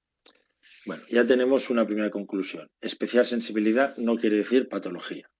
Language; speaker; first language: Spanish; native; Spanish